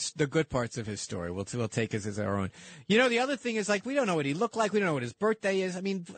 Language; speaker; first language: English; early bilingual, other home language; Italian